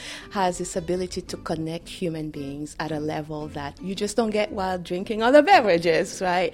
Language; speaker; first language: English; non-native, fluent; French